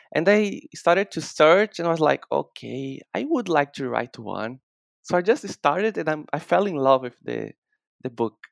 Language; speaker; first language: English; non-native, fluent; Portuguese